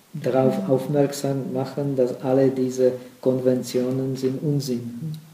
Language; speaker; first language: German; non-native, fluent; Czech